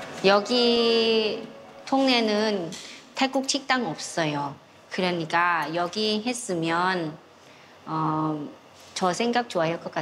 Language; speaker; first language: Korean; non-native, learner; Thai